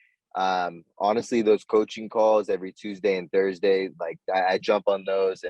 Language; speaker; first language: English; native; English